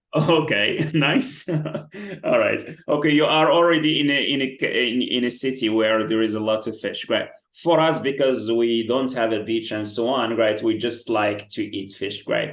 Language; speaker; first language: English; non-native, fluent; Arabic